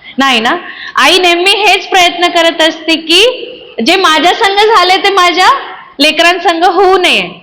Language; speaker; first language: Marathi; non-native, local second language; Hindi